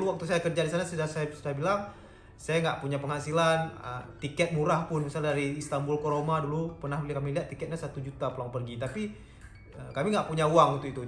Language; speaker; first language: Indonesian; native; Indonesian